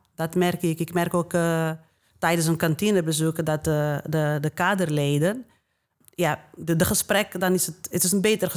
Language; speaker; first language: Dutch; non-native, fluent; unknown